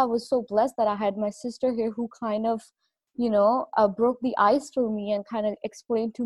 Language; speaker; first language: English; non-native, local second language; Punjabi